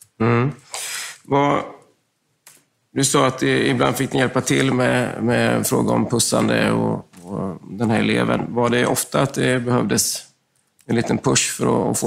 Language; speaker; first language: Swedish; native; Swedish